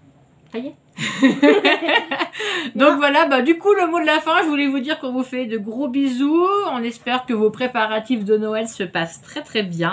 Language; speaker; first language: French; native; French